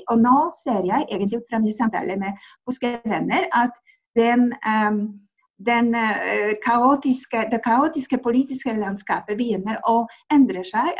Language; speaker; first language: Norwegian; non-native, fluent; Polish